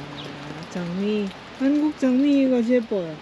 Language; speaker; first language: Korean; non-native, learner; Lao